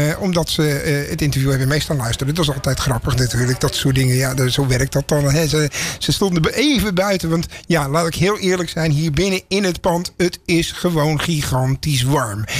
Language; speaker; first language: Dutch; native; Dutch